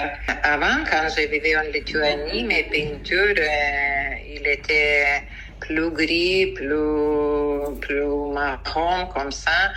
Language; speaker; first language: French; non-native, fluent; Lithuanian